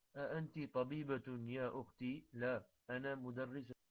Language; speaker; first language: Arabic; non-native, learner; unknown